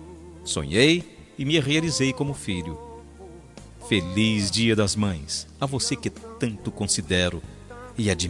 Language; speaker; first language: Portuguese; native; Portuguese